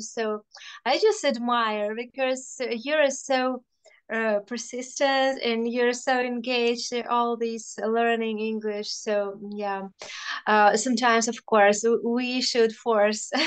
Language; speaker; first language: English; non-native, fluent; Russian